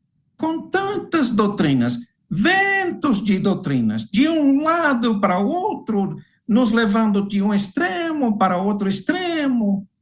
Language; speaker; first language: Portuguese; non-native, fluent; English